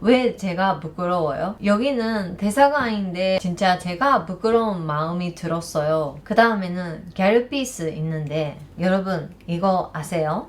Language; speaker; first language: Korean; non-native, learner; Japanese